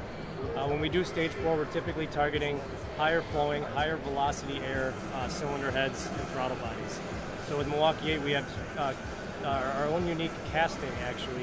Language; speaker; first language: English; native; English